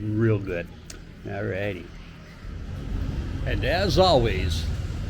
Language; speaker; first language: English; native; English